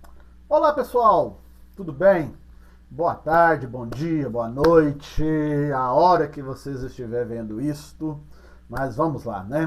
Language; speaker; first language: Portuguese; native; Portuguese